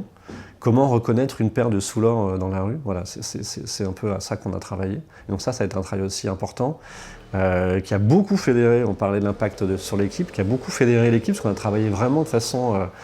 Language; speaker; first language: French; native; French